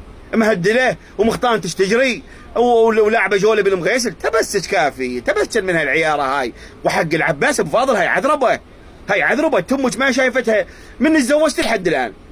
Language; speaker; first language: Arabic; native; Arabic